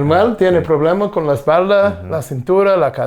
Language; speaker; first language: Spanish; non-native, learner; English